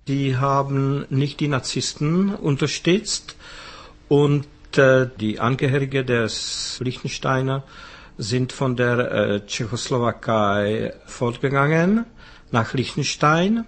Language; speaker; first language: German; non-native, fluent; Czech